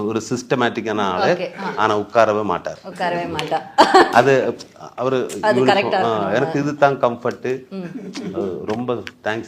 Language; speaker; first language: Tamil; non-native, learner; Malayalam